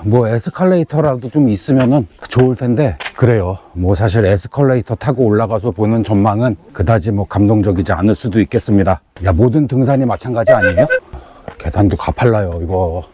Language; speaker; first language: Korean; native; Korean